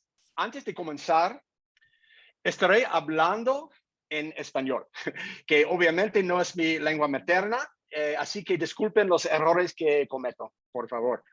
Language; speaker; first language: Spanish; non-native, fluent; English